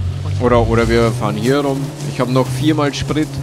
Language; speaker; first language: German; native; German